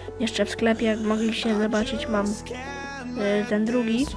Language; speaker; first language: Polish; native; Polish